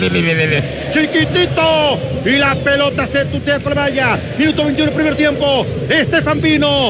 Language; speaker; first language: Spanish; native; Spanish